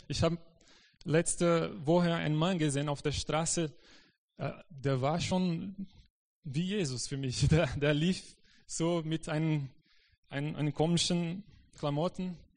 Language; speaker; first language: German; non-native, fluent; Portuguese